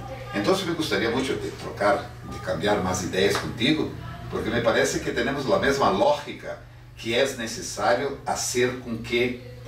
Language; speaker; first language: Spanish; non-native, fluent; Portuguese